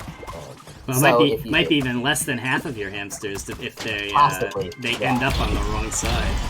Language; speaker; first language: English; native; English